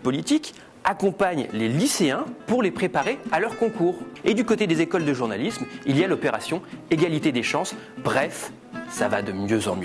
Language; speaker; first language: French; native; French